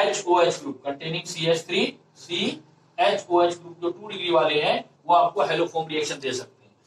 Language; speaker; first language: Hindi; native; Hindi